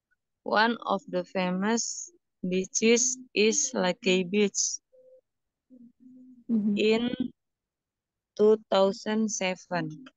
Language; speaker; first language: English; non-native, learner; Indonesian